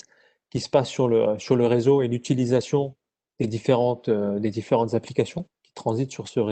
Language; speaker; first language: French; native; French